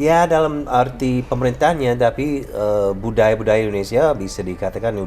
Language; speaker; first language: Indonesian; non-native, fluent; English